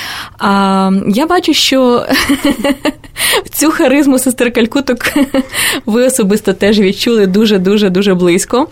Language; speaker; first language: Ukrainian; native; Ukrainian